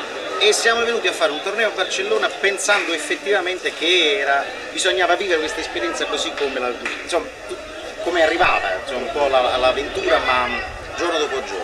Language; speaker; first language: Italian; native; Italian